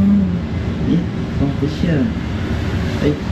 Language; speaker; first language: Chinese; non-native, learner; Filipino